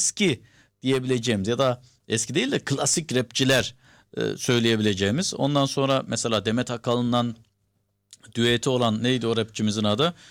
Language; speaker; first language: Turkish; early bilingual, heritage; Turkish